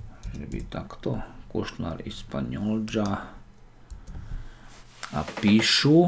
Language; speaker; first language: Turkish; non-native, learner; Slovak